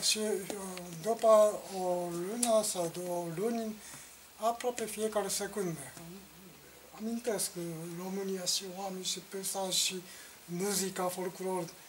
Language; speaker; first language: Romanian; non-native, learner; Japanese